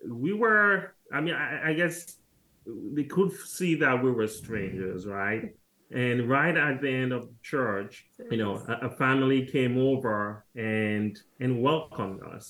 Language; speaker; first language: English; non-native, local second language; Krio